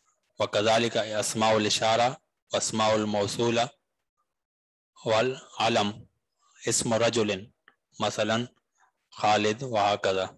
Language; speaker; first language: Arabic; non-native, fluent; Urdu